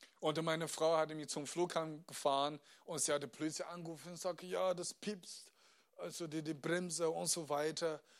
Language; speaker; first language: German; non-native, fluent; Chinese